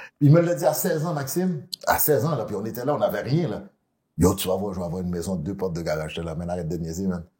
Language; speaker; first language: French; early bilingual, other home language; Haitian Creole